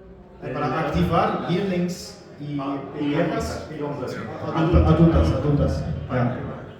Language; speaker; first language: Spanish; non-native, learner; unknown